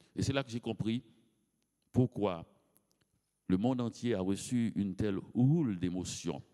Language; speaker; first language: French; native; French